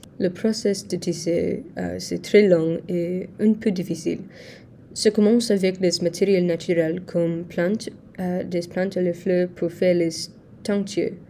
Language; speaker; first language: French; non-native, learner; English